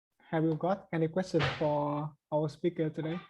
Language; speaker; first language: English; non-native, learner; Vietnamese